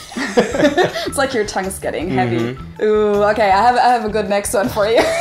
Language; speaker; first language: English; non-native, fluent; German